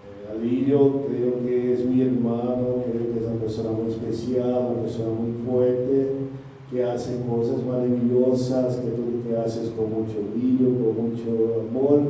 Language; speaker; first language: Spanish; non-native, learner; Portuguese